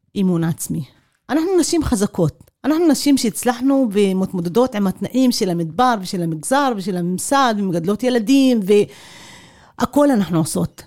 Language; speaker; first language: Hebrew; non-native, local second language; Arabic